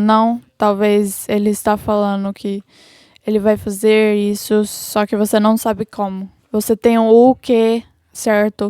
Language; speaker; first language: Portuguese; non-native, fluent; English